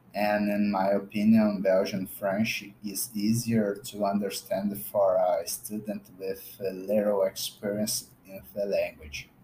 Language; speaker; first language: English; non-native, fluent; Portuguese